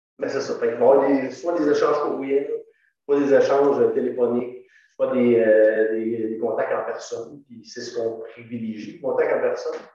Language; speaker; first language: French; native; French